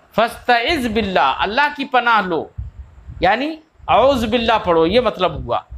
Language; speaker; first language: Urdu; native; Urdu